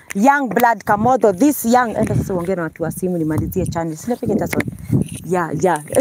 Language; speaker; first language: Swahili; non-native, local second language; Kikuyu